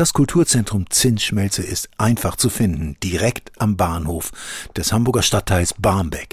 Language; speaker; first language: German; native; German